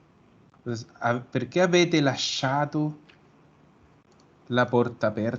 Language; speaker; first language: Italian; non-native, fluent; Spanish